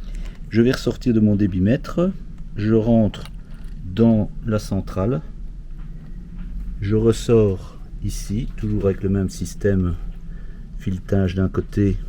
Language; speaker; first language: French; native; French